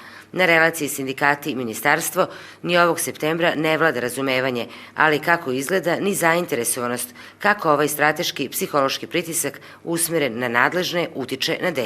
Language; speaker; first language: Serbian; native; Serbian